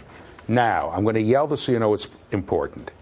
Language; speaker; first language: English; native; English